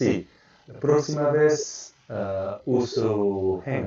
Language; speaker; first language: Spanish; non-native, learner; Korean